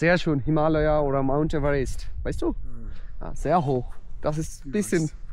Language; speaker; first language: German; non-native, learner; Bangla